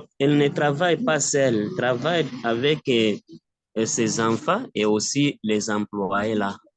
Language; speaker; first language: French; non-native, local second language; Swahili